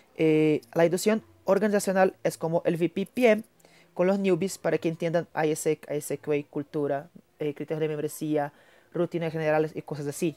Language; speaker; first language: Spanish; non-native, fluent; Portuguese